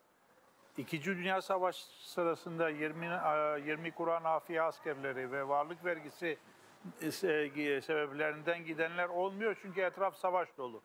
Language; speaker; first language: Turkish; non-native, local second language; Greek